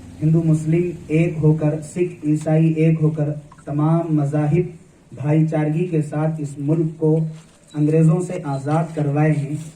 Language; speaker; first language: Hindi; non-native, local second language; Urdu